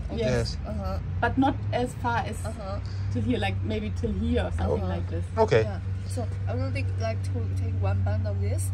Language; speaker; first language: English; non-native, fluent; German